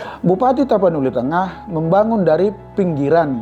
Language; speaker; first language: Indonesian; native; Indonesian